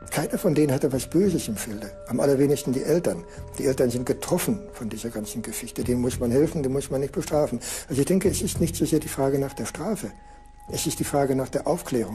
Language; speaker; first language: German; native; German